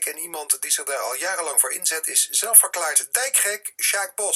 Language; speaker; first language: Dutch; native; Dutch